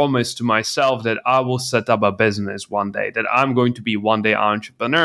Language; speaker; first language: English; non-native, fluent; Czech